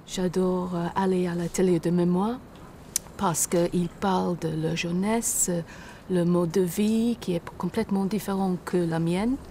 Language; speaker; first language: French; non-native, fluent; English